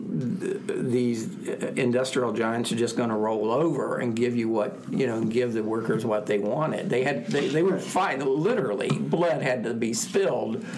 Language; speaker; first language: English; native; English